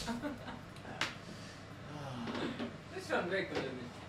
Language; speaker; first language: German; early bilingual, other home language; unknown